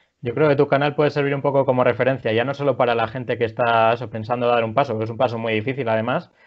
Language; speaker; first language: Spanish; native; Spanish